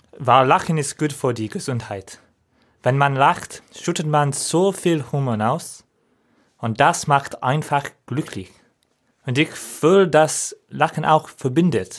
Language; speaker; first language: German; non-native, learner; English